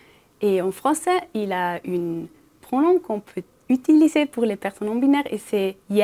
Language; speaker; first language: French; non-native, local second language; German